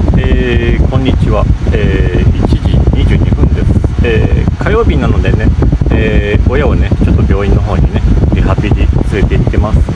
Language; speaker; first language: Japanese; native; Japanese